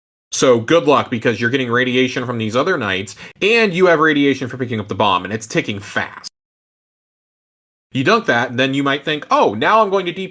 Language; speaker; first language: English; native; English